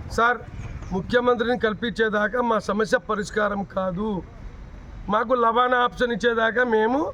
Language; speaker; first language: Telugu; non-native, local second language; Lambadi